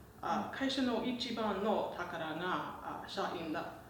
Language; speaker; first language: Japanese; non-native, learner; English